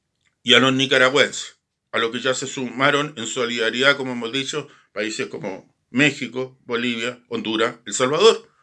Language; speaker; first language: Spanish; native; Spanish